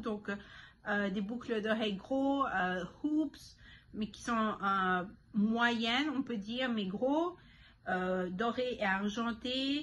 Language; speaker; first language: French; non-native, fluent; Spanish